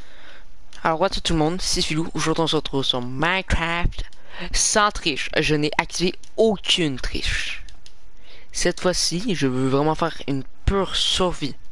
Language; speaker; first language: French; native; French